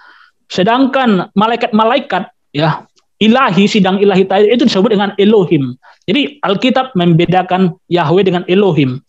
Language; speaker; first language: Indonesian; native; Indonesian